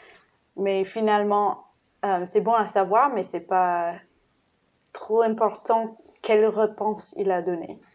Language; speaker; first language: French; non-native, fluent; English